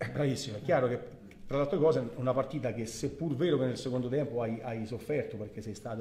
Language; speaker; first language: Italian; native; Italian